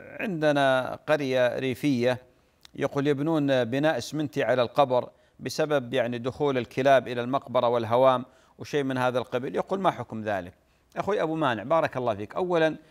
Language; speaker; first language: Arabic; native; Arabic